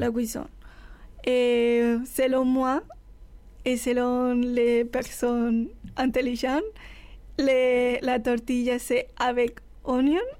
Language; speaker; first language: French; non-native, learner; Spanish